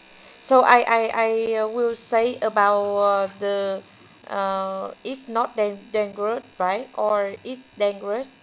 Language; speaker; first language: English; non-native, learner; Vietnamese